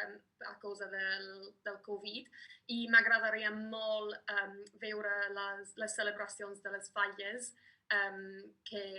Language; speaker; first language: Catalan; non-native, fluent; English